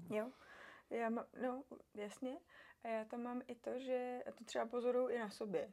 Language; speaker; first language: Czech; native; Czech